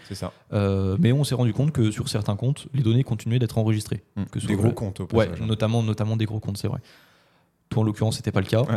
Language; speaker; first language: French; native; French